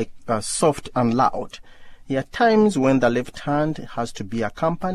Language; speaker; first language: English; non-native, local second language; Ganda